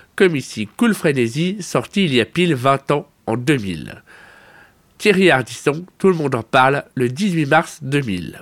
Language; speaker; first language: French; native; French